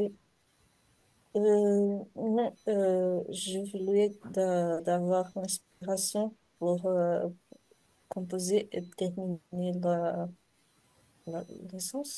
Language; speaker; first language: French; non-native, learner; Portuguese